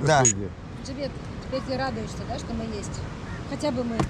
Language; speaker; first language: Russian; native; Russian